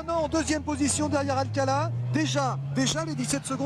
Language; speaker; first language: French; native; French